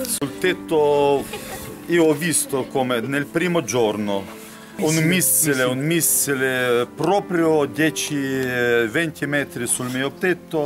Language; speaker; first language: Italian; non-native, learner; Ukrainian